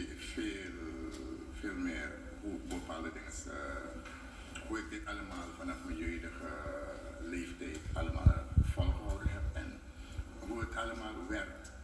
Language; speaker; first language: Dutch; native; Dutch